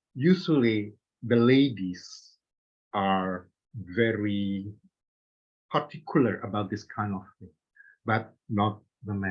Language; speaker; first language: English; non-native, fluent; Indonesian